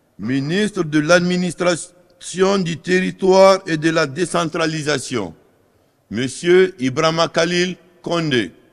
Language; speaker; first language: French; non-native, local second language; Fula